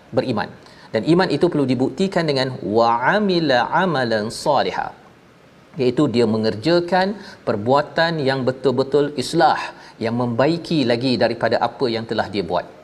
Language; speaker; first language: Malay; native; Malay